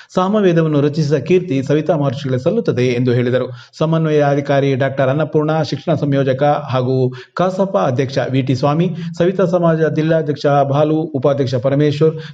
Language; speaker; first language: Kannada; native; Kannada